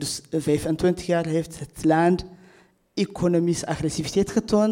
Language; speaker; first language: Dutch; non-native, fluent; Tigrinya